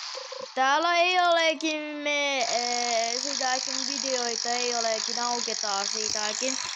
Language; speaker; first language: Finnish; early bilingual, other home language; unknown